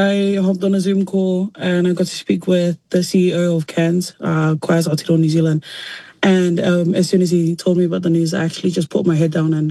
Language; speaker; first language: English; native; English